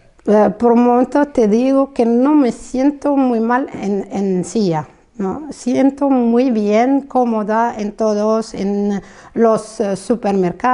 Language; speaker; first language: Spanish; non-native, fluent; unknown